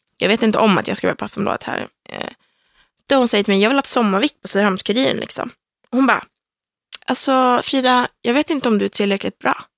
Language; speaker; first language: Swedish; native; Swedish